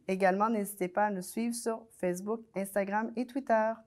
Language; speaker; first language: French; native; French